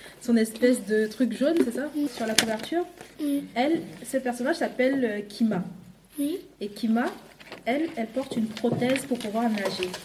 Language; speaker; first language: French; non-native, local second language; Duala